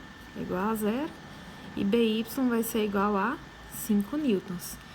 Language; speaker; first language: Portuguese; native; Portuguese